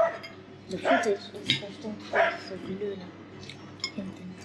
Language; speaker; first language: German; non-native, learner; Japanese